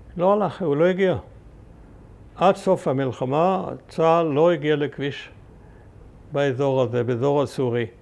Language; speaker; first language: Hebrew; early bilingual, other home language; German